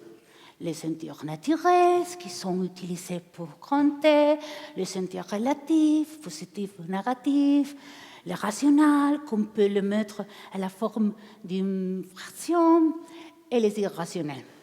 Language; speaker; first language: French; non-native, learner; Spanish